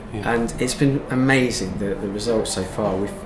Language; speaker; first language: English; native; English